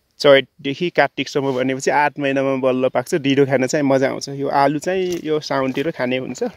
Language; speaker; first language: Nepali; non-native, local second language; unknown